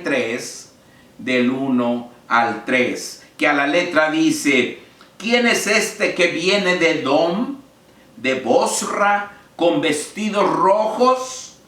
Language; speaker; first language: Spanish; native; Spanish